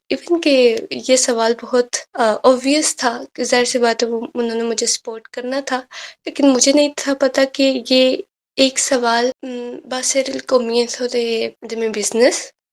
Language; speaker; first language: Urdu; native; Urdu